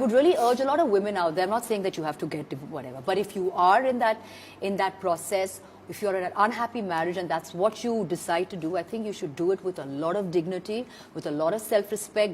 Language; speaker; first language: English; non-native, local second language; Hindi